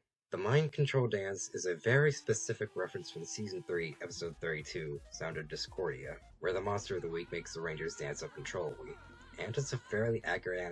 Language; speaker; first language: English; native; English